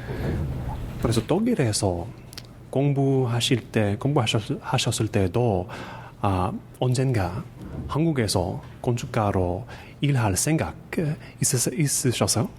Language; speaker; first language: Korean; non-native, learner; English